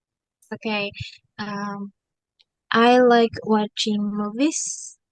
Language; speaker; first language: English; non-native, learner; Indonesian